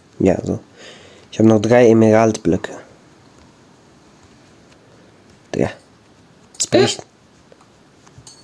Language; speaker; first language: German; native; German